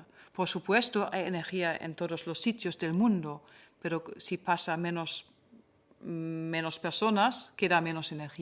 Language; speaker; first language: Spanish; non-native, fluent; German